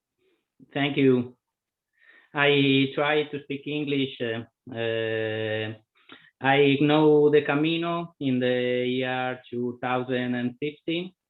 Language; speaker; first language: English; non-native, learner; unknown